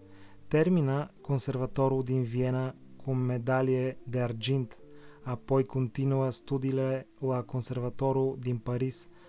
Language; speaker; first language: Romanian; non-native, fluent; Bulgarian